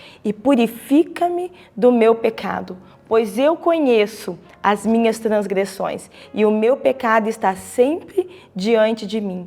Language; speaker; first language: Portuguese; native; Portuguese